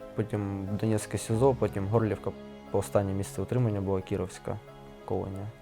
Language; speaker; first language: Ukrainian; native; Ukrainian